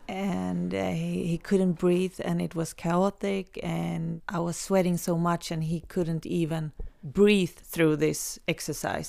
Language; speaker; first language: English; non-native, fluent; Swedish